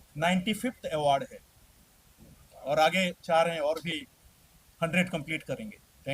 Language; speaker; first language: Hindi; native; Hindi